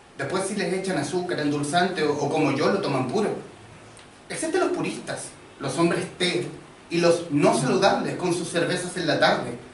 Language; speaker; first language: Spanish; native; Spanish